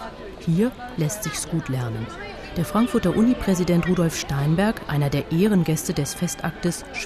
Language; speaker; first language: German; native; German